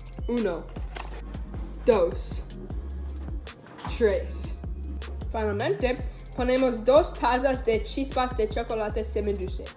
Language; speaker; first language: Spanish; non-native, learner; English